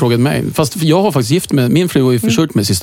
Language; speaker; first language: Swedish; native; Swedish